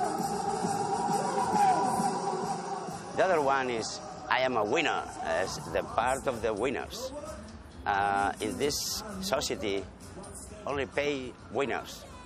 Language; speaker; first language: English; non-native, learner; Spanish